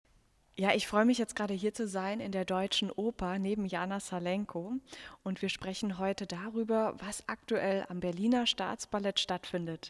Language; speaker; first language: German; native; German